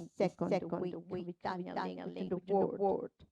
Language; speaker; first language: English; non-native, fluent; Italian